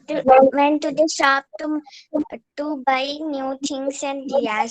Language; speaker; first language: English; non-native, learner; Hindi